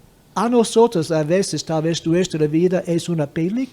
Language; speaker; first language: Spanish; non-native, fluent; English